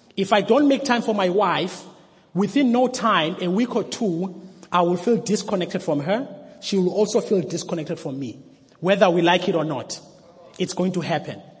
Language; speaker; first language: English; non-native, local second language; Xhosa